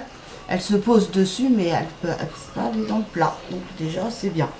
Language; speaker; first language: French; native; French